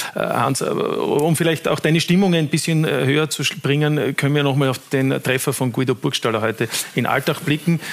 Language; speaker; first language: German; native; German